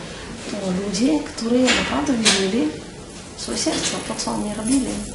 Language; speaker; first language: Polish; non-native, learner; Russian